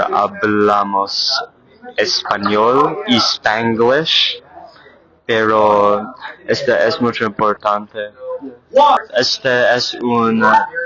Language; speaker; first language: Spanish; non-native, learner; English